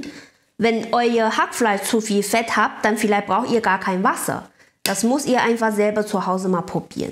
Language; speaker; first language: German; non-native, learner; Chinese